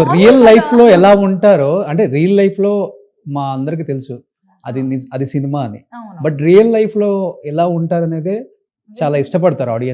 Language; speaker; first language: Telugu; native; Telugu